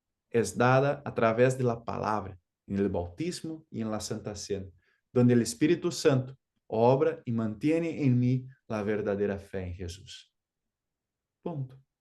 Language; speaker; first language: Spanish; non-native, fluent; Portuguese